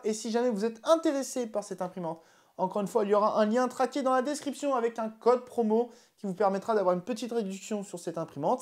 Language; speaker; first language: French; native; French